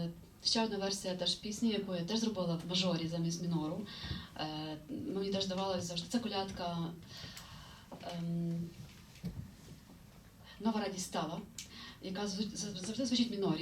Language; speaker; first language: Ukrainian; native; Ukrainian